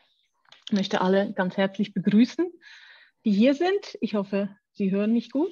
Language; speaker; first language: German; native; German